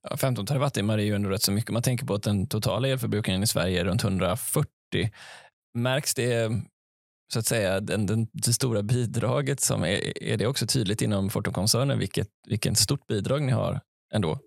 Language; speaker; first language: Swedish; native; Swedish